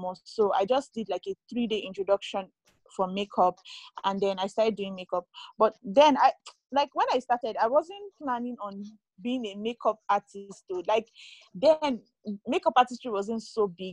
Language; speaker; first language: English; non-native, local second language; Yoruba